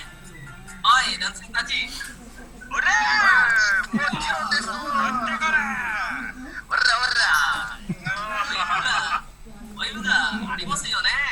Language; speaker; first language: Japanese; non-native, learner; Indonesian